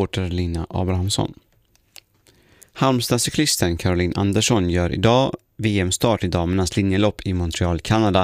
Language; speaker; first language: Swedish; native; Swedish